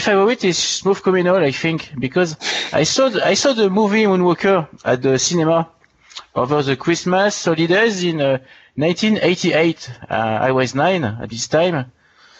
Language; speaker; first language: English; non-native, learner; French